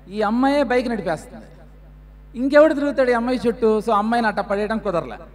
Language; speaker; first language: Telugu; native; Telugu